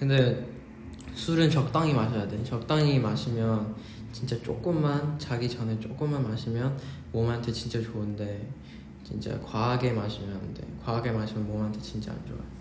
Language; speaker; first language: Korean; non-native, fluent; Chinese